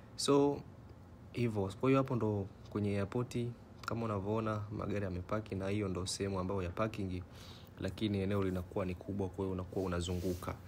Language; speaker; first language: Swahili; native; Swahili